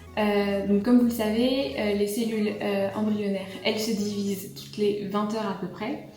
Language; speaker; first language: French; native; French